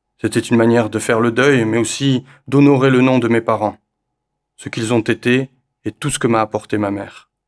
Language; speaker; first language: French; native; French